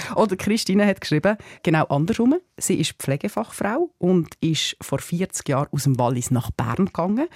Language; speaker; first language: German; native; German